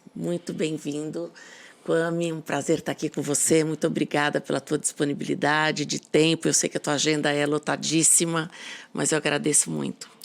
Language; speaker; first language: Portuguese; native; Portuguese